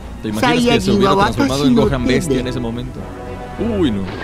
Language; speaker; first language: Spanish; native; Spanish